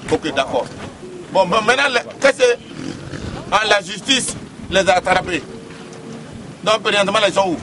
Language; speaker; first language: French; non-native, local second language; Bambara